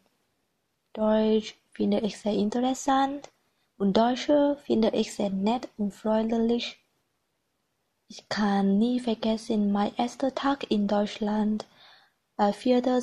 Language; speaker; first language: German; non-native, learner; Vietnamese